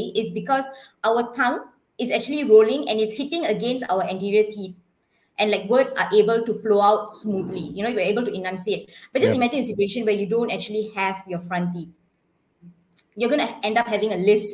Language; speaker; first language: English; non-native, local second language; Tamil